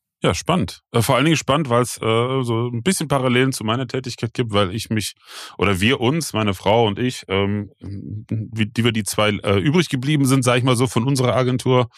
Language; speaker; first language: German; native; German